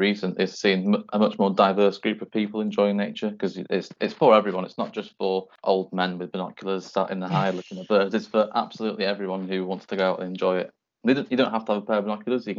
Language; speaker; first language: English; native; English